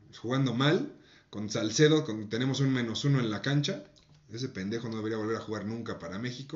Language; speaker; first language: Spanish; native; Spanish